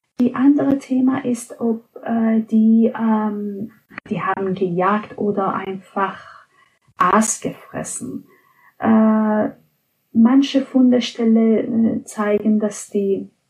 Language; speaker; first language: German; non-native, fluent; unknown